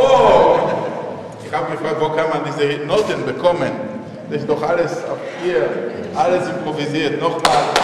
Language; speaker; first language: German; non-native, fluent; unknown